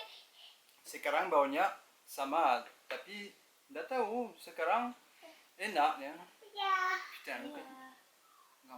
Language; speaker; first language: Indonesian; non-native, learner; French